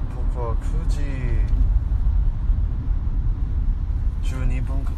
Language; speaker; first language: Japanese; non-native, learner; Korean